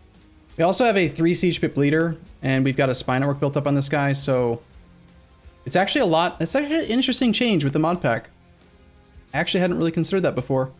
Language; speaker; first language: English; native; English